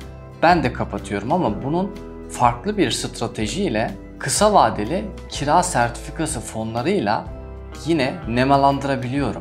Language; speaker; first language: Turkish; native; Turkish